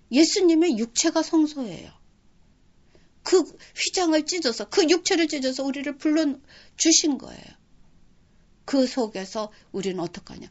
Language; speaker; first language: Korean; native; Korean